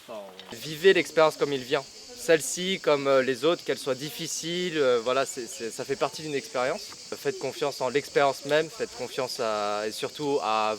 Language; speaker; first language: French; native; French